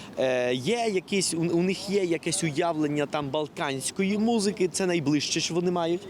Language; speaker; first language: Ukrainian; non-native, fluent; Spanish